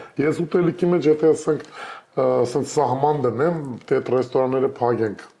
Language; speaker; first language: Armenian; native; Armenian